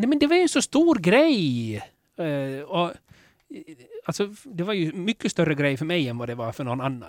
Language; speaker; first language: Swedish; native; Swedish